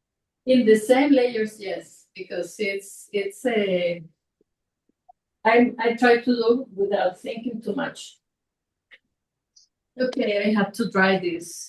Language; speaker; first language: English; non-native, fluent; Spanish